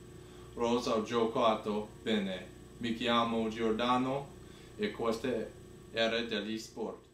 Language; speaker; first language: Italian; non-native, learner; English